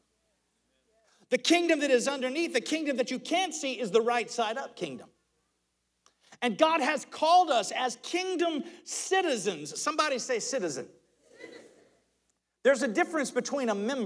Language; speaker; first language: English; native; English